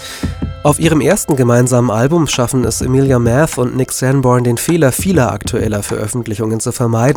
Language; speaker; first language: German; native; German